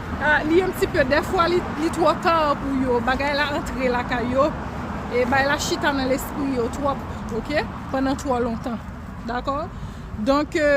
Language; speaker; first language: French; non-native, learner; Haitian Creole